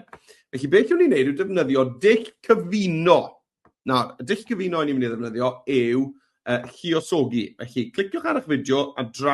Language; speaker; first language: Welsh; native; Welsh